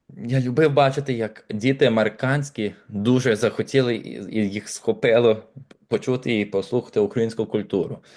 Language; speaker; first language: Ukrainian; native; Ukrainian